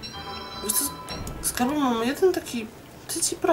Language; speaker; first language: Polish; native; Polish